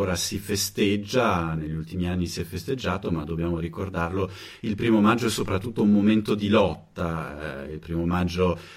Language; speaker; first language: Italian; native; Italian